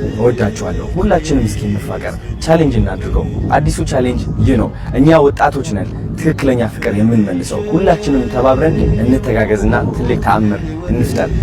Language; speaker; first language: Amharic; non-native, local second language; Tigrinya